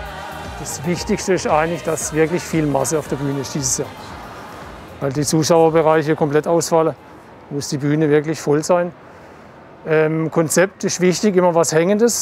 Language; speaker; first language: German; native; German